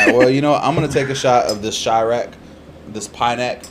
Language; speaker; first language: English; early bilingual, other home language; Spanish